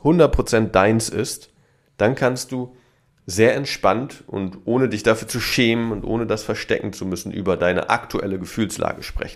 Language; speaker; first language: German; native; German